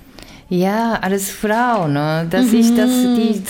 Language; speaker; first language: German; non-native, fluent; Japanese